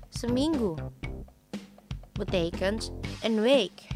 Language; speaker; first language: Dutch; non-native, fluent; Indonesian